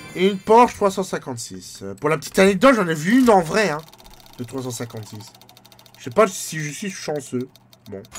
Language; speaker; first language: French; native; French